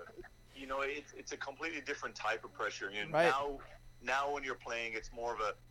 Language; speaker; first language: English; native; English